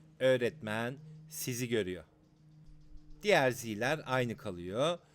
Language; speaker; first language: Turkish; native; Turkish